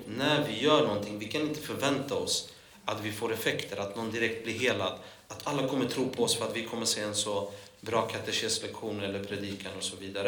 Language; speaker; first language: Swedish; non-native, fluent; Polish